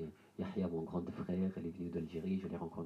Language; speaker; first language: French; non-native, learner; Arabic